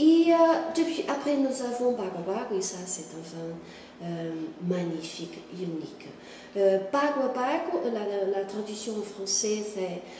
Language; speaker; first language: French; non-native, fluent; Portuguese